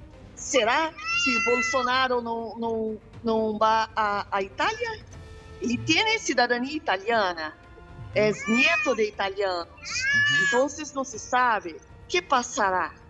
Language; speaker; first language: Spanish; non-native, fluent; Portuguese